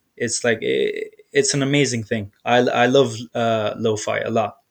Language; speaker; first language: English; native; English